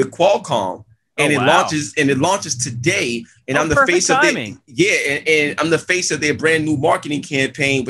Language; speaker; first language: English; native; English